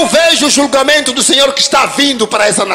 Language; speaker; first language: Portuguese; native; Portuguese